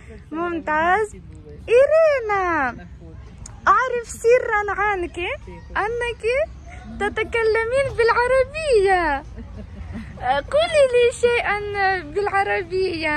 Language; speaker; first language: Arabic; non-native, fluent; Ukrainian